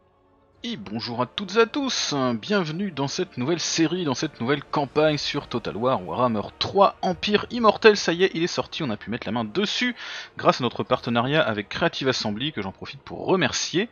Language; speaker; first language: French; native; French